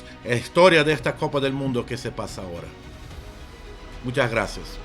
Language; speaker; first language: Spanish; non-native, fluent; Portuguese